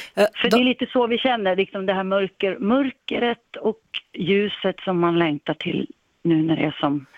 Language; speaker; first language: Swedish; native; Swedish